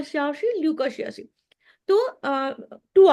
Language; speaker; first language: Chinese; non-native, fluent; Hindi